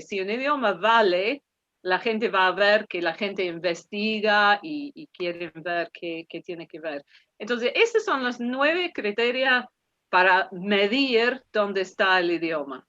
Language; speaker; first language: Spanish; non-native, fluent; English